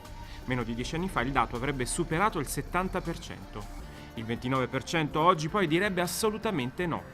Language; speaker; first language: Italian; native; Italian